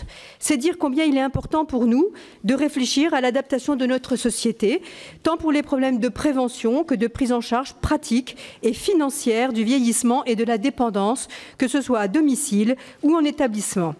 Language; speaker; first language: French; native; French